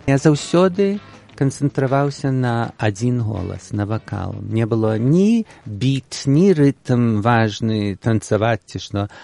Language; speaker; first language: Belarusian; early bilingual, heritage; Belarusian